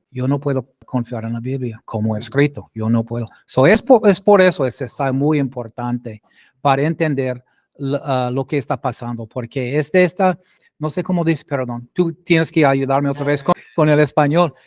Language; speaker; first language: Spanish; non-native, fluent; English